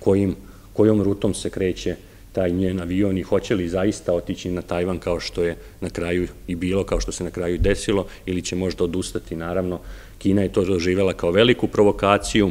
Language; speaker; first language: Serbian; native; Serbian